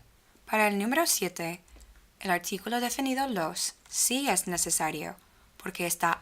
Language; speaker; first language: Spanish; non-native, fluent; English